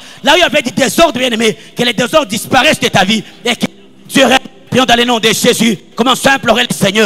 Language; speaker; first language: French; non-native, local second language; Lingala